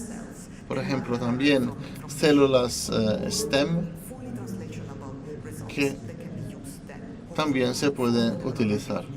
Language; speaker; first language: Spanish; non-native, fluent; Italian